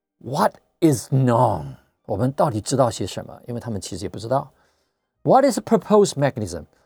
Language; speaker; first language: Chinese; native; Chinese